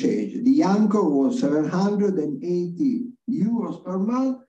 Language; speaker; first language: English; non-native, fluent; Italian